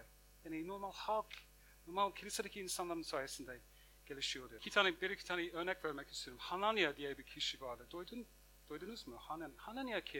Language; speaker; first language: Turkish; non-native, fluent; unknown